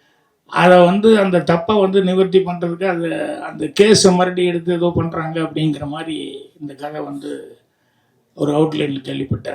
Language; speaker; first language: Tamil; native; Tamil